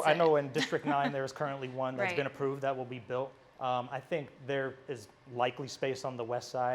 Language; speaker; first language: English; native; English